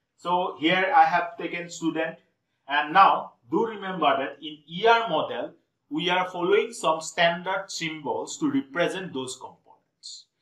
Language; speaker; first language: English; non-native, local second language; Assamese